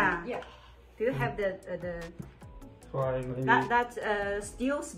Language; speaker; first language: English; non-native, learner; Chinese